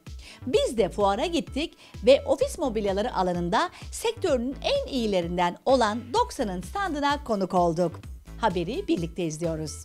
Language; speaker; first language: Turkish; native; Turkish